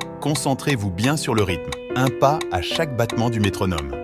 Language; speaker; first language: French; native; French